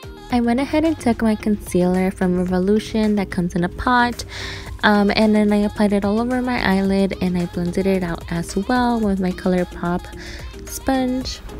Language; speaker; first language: English; early bilingual, other home language; Spanish